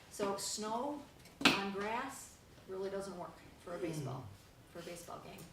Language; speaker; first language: English; native; English